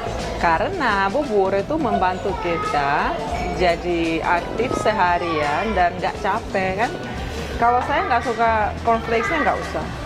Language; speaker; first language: Indonesian; non-native, fluent; Russian